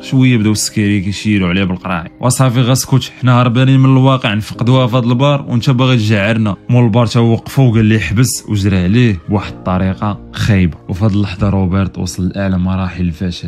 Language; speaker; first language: Arabic; native; Arabic